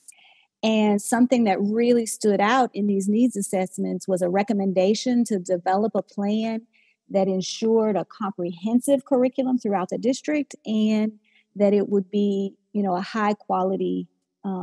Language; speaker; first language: English; native; English